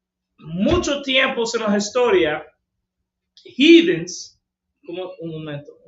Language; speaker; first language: Spanish; non-native, learner; English